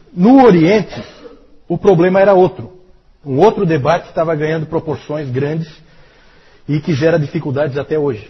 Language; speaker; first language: Portuguese; native; Portuguese